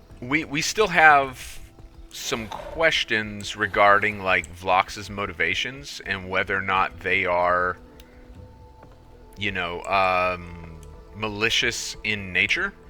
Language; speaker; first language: English; native; English